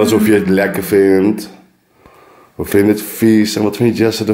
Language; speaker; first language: Dutch; native; Dutch